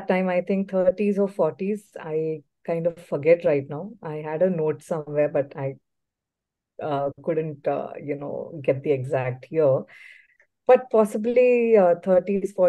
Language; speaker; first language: English; non-native, local second language; Tamil